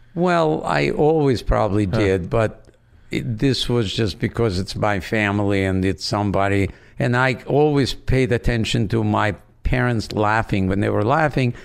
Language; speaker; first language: English; non-native, fluent; Russian